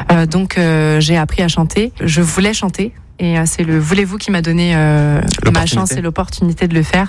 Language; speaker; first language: French; native; French